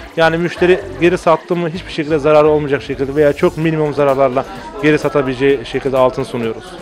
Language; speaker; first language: Turkish; early bilingual, heritage; Turkish